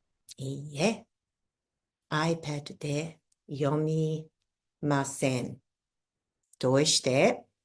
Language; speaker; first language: Japanese; non-native, fluent; English